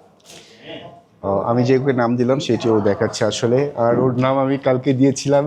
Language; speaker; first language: Bangla; native; Bangla